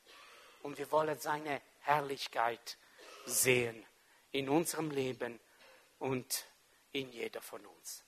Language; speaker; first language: German; non-native, local second language; French